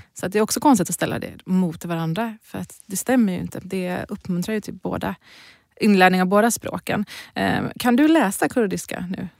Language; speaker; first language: Swedish; early bilingual, other home language; Persian